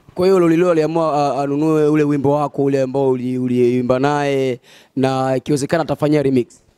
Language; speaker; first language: Swahili; native; Swahili